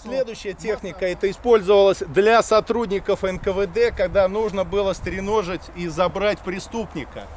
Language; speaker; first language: Russian; native; Russian